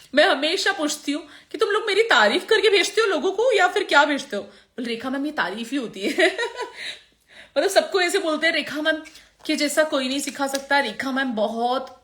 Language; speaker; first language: Hindi; non-native, local second language; Gujarati